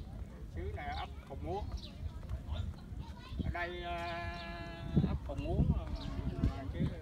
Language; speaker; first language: Vietnamese; native; Vietnamese